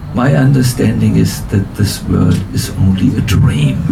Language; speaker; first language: English; non-native, fluent; German